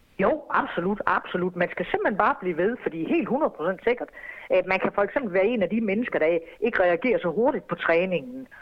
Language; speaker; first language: Danish; native; Danish